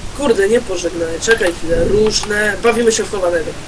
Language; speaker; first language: Polish; native; Polish